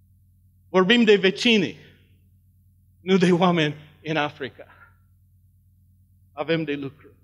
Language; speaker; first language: Romanian; non-native, learner; English